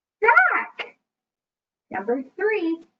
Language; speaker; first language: English; native; English